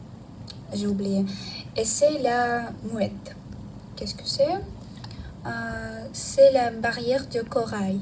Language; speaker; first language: French; non-native, learner; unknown